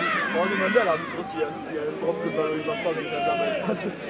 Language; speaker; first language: French; native; French